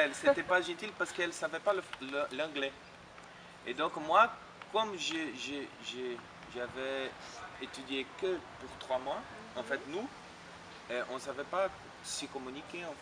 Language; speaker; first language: French; non-native, fluent; Portuguese